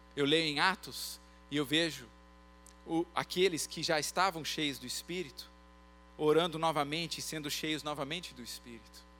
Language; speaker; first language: Portuguese; early bilingual, other home language; English